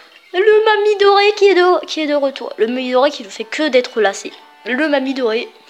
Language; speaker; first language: French; native; French